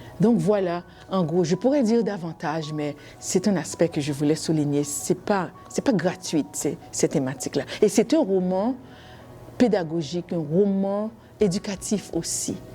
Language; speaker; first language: French; non-native, local second language; Haitian Creole